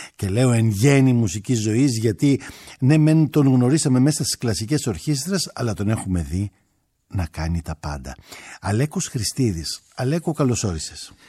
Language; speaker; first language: Greek; native; Greek